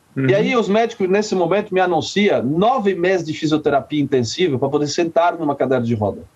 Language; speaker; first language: Portuguese; non-native, fluent; French